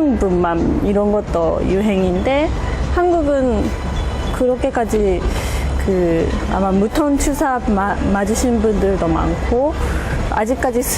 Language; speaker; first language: Korean; non-native, fluent; English